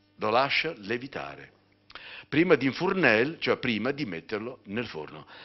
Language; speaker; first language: Italian; native; Italian